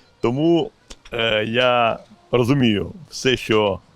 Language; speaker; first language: Ukrainian; non-native, local second language; Russian